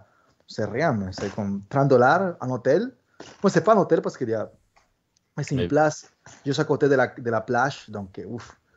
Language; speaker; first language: French; early bilingual, other home language; Spanish